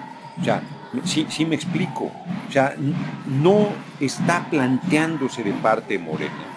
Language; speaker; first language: Spanish; native; Spanish